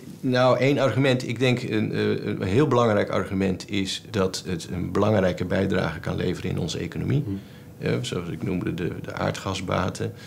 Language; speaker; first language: Dutch; native; Dutch